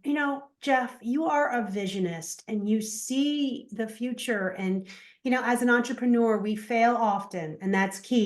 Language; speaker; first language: English; native; English